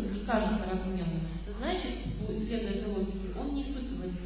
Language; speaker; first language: Russian; native; Russian